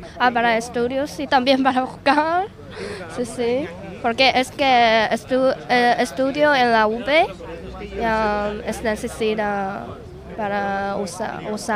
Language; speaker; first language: Spanish; non-native, learner; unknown